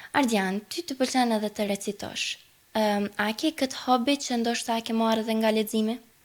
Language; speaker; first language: Albanian; native; Albanian